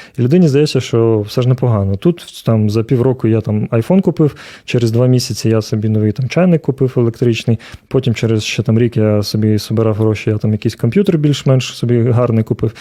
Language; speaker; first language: Ukrainian; native; Ukrainian